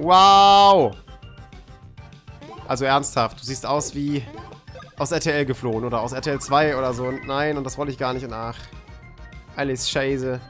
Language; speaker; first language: German; native; German